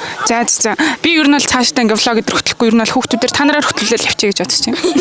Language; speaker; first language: Mongolian; native; Mongolian